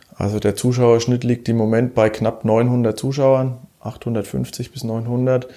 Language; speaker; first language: German; native; German